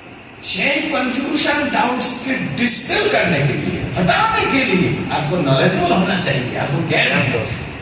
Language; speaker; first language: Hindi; non-native, local second language; Bangla